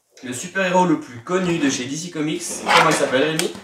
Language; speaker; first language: French; native; French